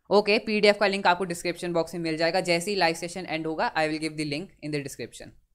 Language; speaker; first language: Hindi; native; Hindi